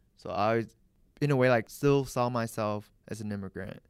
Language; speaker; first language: English; early bilingual, other home language; Vietnamese